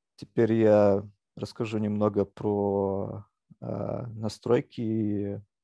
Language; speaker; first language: Russian; native; Russian